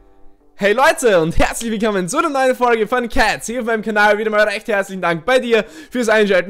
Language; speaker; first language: German; native; German